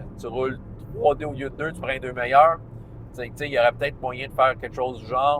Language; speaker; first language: French; native; French